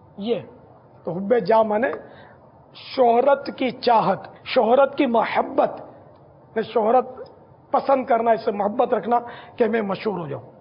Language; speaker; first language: Urdu; non-native, local second language; Memoni